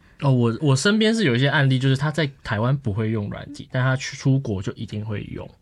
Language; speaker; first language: Chinese; native; Chinese